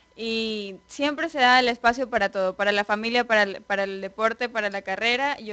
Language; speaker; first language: Spanish; native; Spanish